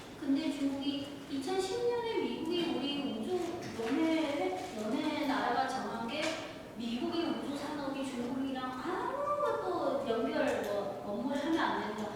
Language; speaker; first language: Korean; non-native, fluent; Chinese